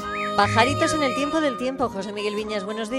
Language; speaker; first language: Spanish; native; Spanish